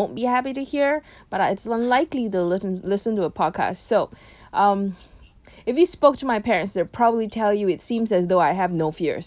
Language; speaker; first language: English; native; English